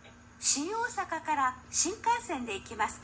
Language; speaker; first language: Japanese; non-native, learner; Filipino